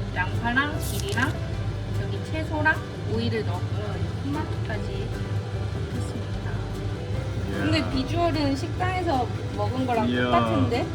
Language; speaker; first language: Korean; native; Korean